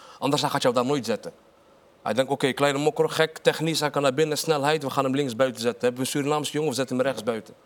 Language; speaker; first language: Dutch; early bilingual, other home language; Arabic